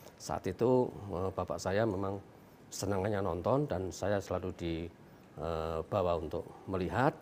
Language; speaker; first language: Indonesian; non-native, local second language; Javanese